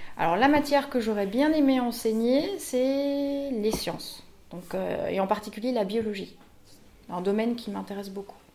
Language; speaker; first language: French; native; French